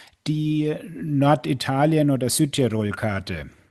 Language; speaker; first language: German; native; German